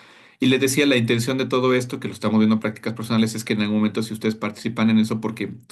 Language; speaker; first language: Spanish; native; Spanish